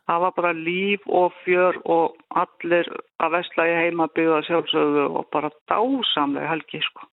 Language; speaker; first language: Icelandic; native; Icelandic